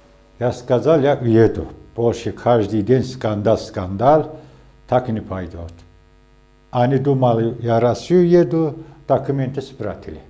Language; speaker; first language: Russian; non-native, local second language; Azerbaijani